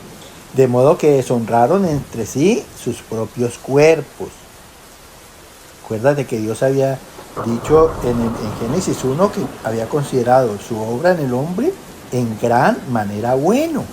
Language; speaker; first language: Spanish; native; Spanish